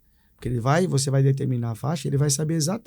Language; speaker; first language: Portuguese; native; Portuguese